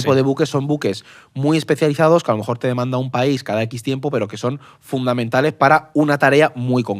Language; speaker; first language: Spanish; native; Spanish